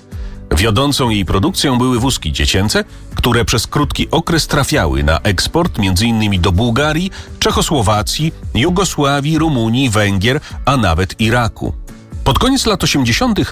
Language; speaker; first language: Polish; native; Polish